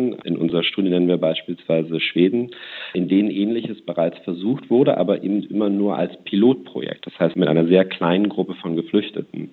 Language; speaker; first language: German; native; German